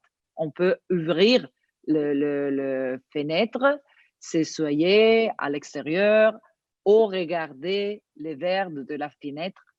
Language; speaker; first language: French; non-native, fluent; Italian